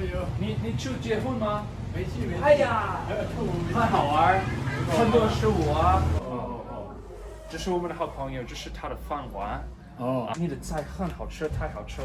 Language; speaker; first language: Chinese; non-native, learner; English